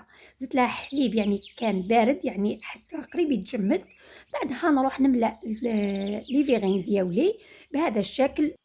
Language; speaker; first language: Arabic; native; Arabic